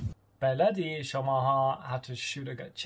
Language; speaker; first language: Persian; early bilingual, heritage; Persian